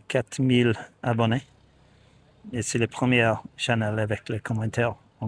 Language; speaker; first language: French; non-native, learner; English